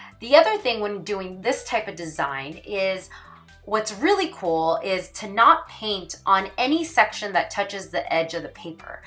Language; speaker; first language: English; native; English